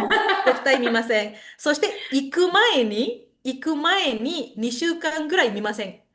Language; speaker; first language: Japanese; non-native, fluent; Indonesian